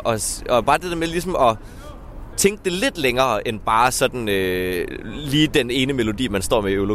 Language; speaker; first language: Danish; native; Danish